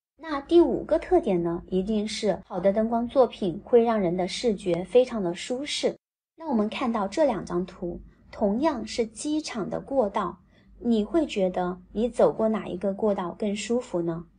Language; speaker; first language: Chinese; native; Chinese